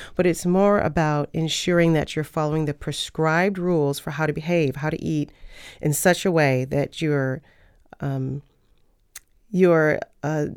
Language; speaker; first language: English; native; English